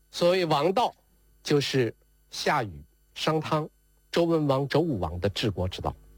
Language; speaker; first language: Chinese; native; Chinese